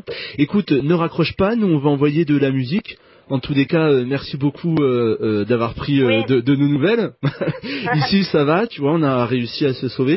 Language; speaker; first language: French; native; French